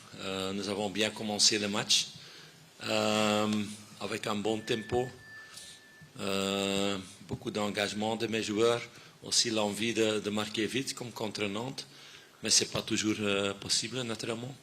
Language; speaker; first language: French; non-native, fluent; Dutch